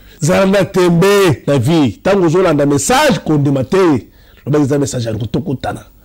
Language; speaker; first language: Lingala; non-native, local second language; Luba-Lulua